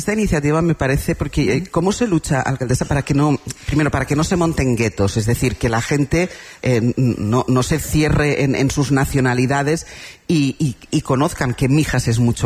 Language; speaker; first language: Spanish; native; Spanish